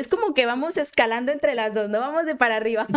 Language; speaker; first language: Spanish; native; Spanish